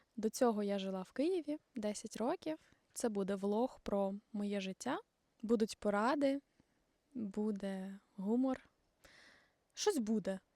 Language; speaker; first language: Ukrainian; non-native, local second language; Russian